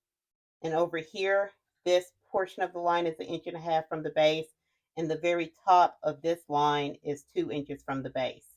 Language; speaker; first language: English; native; English